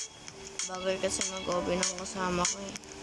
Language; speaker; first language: Filipino; native; Filipino